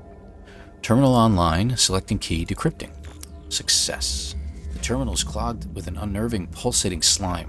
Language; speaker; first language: English; native; English